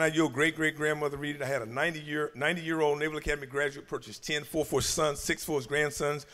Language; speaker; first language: English; native; English